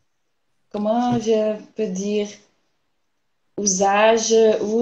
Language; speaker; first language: French; non-native, learner; Portuguese